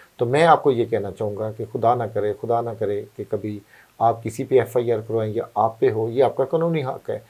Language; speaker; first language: Urdu; non-native, local second language; Punjabi